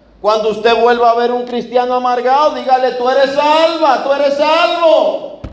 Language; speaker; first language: Spanish; native; Spanish